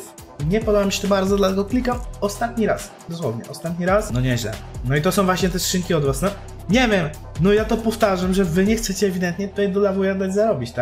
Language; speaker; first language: Polish; native; Polish